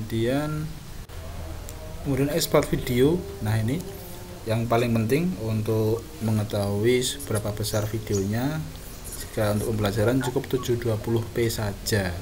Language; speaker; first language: Indonesian; native; Indonesian